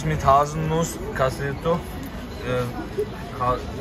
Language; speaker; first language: German; early bilingual, other home language; Turkish